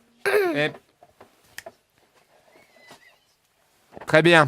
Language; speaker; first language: French; native; French